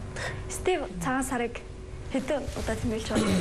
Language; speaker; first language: Mongolian; native; Mongolian